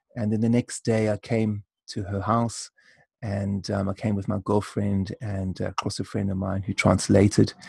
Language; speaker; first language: English; native; English